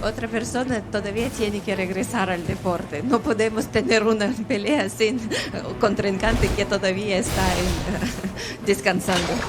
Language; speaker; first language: Spanish; non-native, fluent; Russian